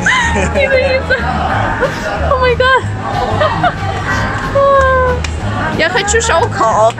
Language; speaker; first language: Chinese; non-native, learner; Ukrainian